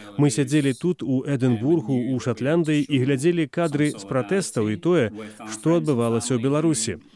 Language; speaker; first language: Belarusian; non-native, fluent; English